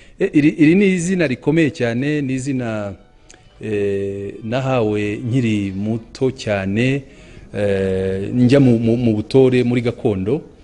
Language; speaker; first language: Kinyarwanda; early bilingual, heritage; Kinyarwanda